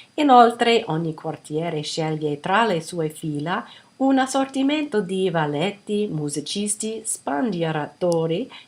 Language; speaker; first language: Italian; non-native, fluent; English